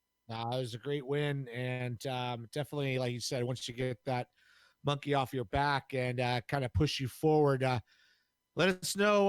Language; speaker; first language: English; native; English